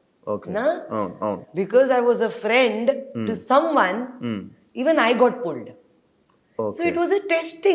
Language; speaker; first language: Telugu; non-native, learner; Hindi